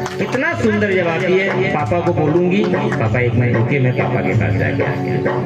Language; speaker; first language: Hindi; native; Hindi